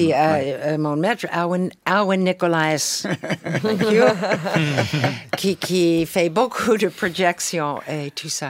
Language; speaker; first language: French; non-native, fluent; English